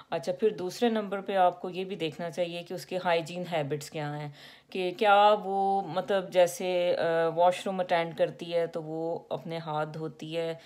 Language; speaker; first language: Urdu; native; Urdu